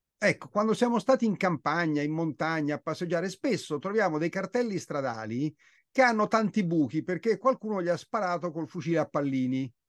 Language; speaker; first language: Italian; native; Italian